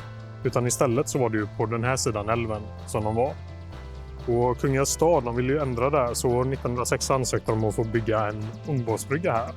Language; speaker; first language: Swedish; native; Swedish